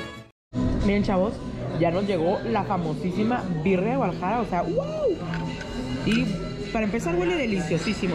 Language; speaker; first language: Spanish; native; Spanish